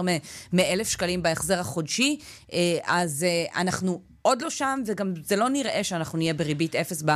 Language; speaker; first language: Hebrew; native; Hebrew